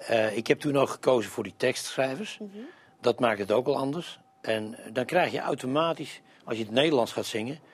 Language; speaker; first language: Dutch; native; Dutch